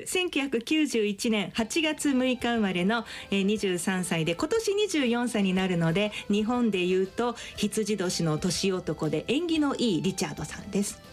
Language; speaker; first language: Japanese; native; Japanese